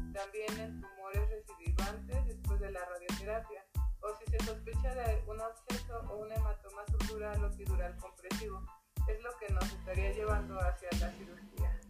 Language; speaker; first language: Spanish; native; Spanish